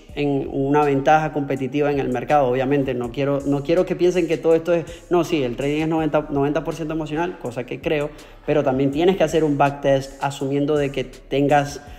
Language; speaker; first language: Spanish; native; Spanish